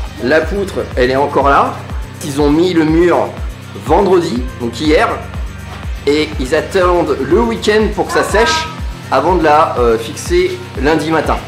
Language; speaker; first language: French; native; French